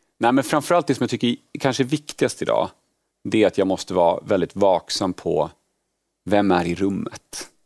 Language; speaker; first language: Swedish; early bilingual, other home language; Polish